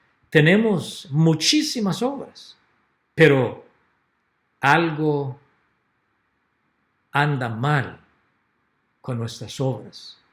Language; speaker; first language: Spanish; native; Spanish